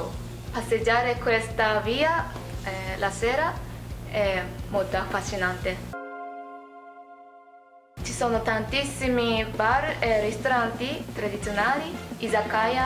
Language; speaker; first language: Italian; non-native, learner; Japanese